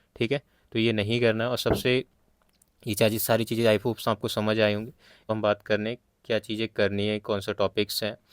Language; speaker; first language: Hindi; native; Hindi